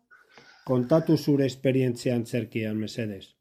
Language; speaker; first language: Basque; native; Basque